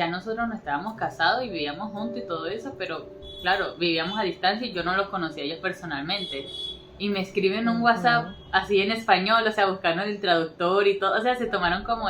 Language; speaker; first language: Spanish; native; Spanish